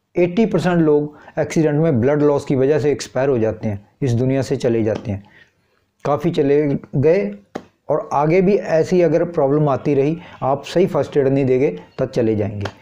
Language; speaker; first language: Hindi; non-native, local second language; Punjabi